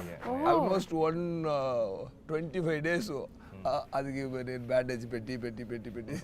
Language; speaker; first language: Telugu; non-native, fluent; Tamil